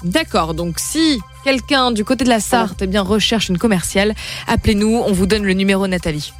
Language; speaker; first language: French; native; French